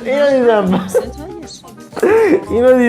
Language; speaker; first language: Persian; native; Persian